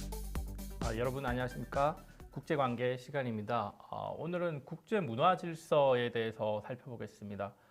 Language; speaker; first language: Korean; native; Korean